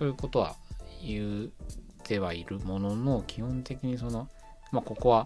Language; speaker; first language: Japanese; native; Japanese